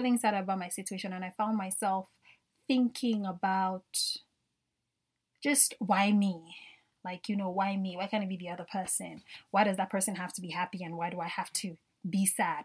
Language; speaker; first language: English; non-native, local second language; Yoruba